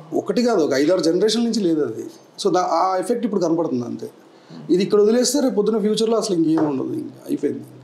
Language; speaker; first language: Telugu; native; Telugu